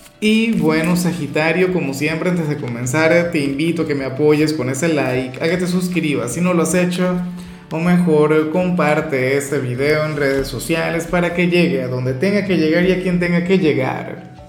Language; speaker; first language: Spanish; native; Spanish